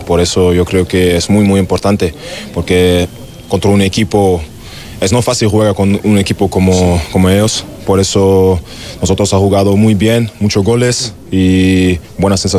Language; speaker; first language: Spanish; non-native, learner; German